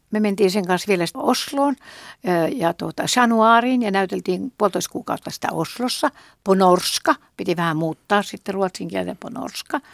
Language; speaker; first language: Finnish; native; Finnish